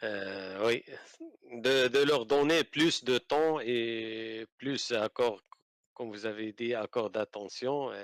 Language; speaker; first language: French; non-native, learner; Arabic